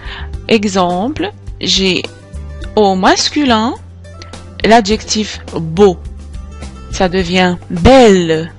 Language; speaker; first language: French; non-native, fluent; Arabic